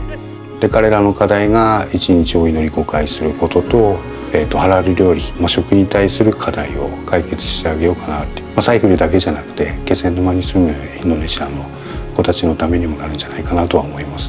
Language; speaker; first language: Japanese; native; Japanese